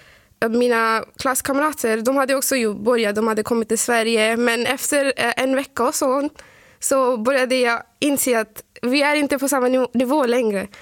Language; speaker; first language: Swedish; non-native, fluent; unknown